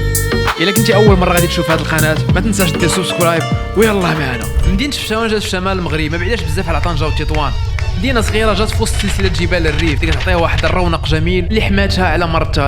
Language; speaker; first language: Arabic; native; Arabic